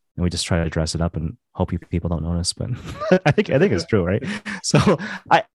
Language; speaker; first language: English; native; English